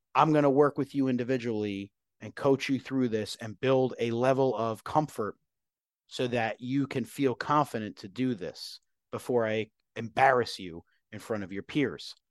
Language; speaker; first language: English; native; English